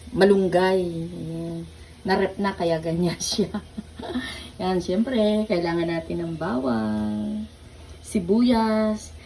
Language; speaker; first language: Filipino; non-native, local second language; Cebuano